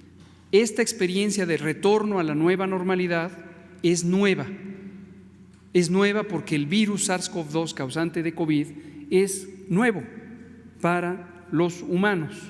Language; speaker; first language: Spanish; native; Spanish